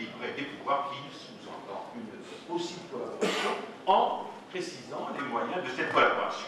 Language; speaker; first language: French; non-native, local second language; Arabic